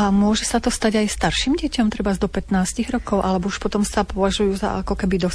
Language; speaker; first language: Slovak; native; Slovak